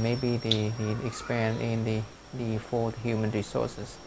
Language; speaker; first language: English; non-native, fluent; Vietnamese